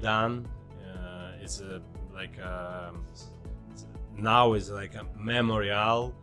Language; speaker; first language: English; non-native, learner; Ukrainian